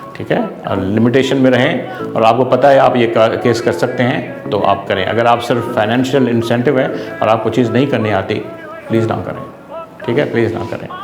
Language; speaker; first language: Urdu; non-native, local second language; Sindhi